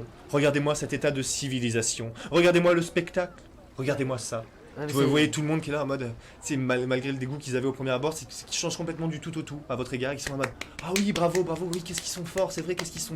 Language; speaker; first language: French; native; French